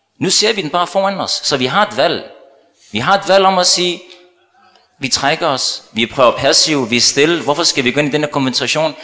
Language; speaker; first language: Danish; early bilingual, other home language; Arabic